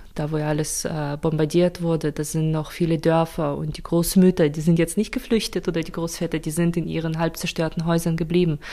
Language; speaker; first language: German; non-native, fluent; Ukrainian